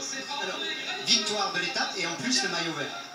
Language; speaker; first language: French; native; French